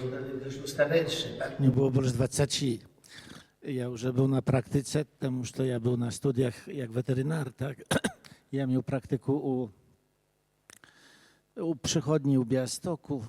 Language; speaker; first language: Polish; early bilingual, other home language; Belarusian